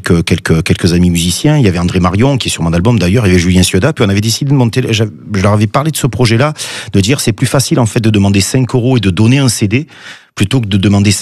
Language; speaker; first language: French; native; French